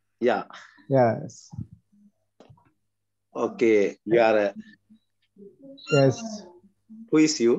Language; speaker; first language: English; non-native, learner; Sinhala